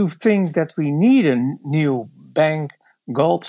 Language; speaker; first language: English; non-native, learner; Dutch